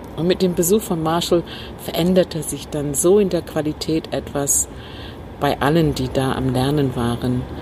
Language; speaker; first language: German; non-native, fluent; English